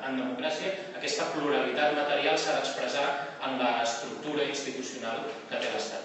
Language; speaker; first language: Catalan; native; Catalan